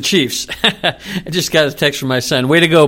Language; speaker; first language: English; native; English